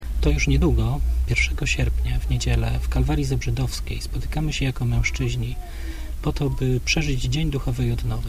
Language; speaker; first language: Polish; native; Polish